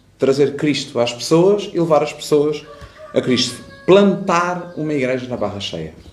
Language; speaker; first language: Portuguese; native; Portuguese